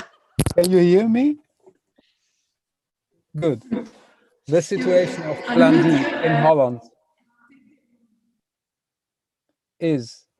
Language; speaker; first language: English; non-native, fluent; Dutch